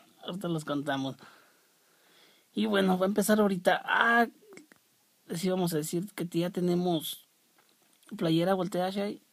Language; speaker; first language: Spanish; native; Spanish